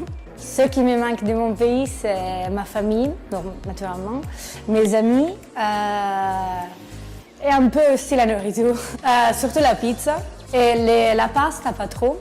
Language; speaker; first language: French; non-native, learner; Italian